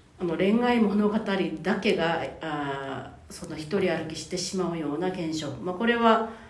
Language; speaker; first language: Japanese; non-native, fluent; Korean